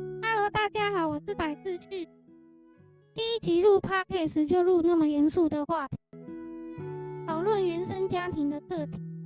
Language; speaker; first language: Chinese; native; Chinese